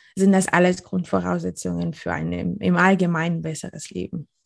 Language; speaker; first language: German; non-native, fluent; Bulgarian